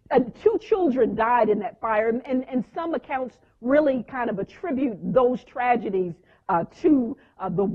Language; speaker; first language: English; native; English